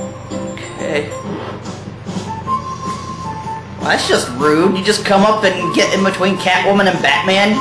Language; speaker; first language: English; native; English